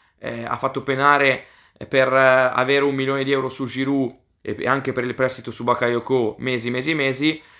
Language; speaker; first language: Italian; native; Italian